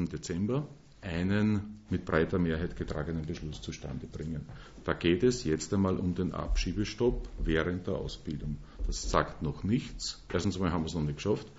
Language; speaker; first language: German; native; German